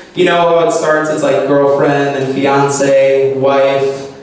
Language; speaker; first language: English; native; English